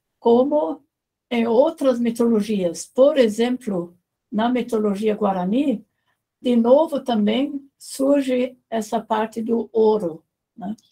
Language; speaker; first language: Portuguese; non-native, fluent; German